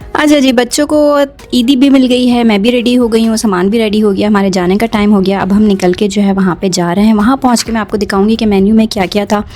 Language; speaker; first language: Urdu; native; Urdu